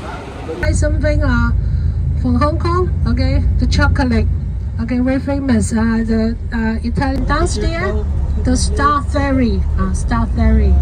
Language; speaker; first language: English; non-native, fluent; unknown